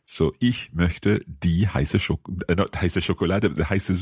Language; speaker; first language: German; non-native, learner; English